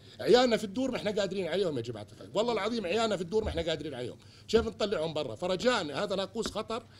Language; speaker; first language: Arabic; native; Arabic